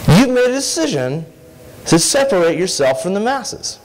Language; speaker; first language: English; native; English